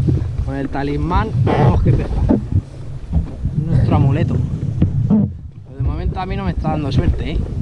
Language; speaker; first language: Spanish; native; Spanish